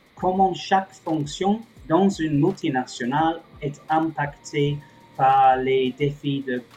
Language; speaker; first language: French; non-native, fluent; English